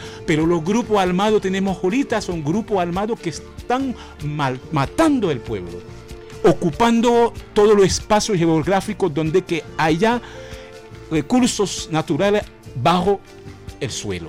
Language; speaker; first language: Spanish; non-native, fluent; Haitian Creole